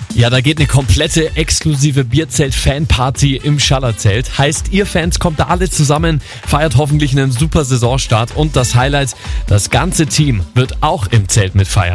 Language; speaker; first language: German; native; German